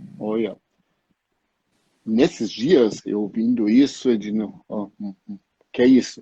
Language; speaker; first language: Portuguese; non-native, fluent; German